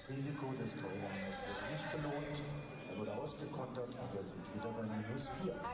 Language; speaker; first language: German; native; German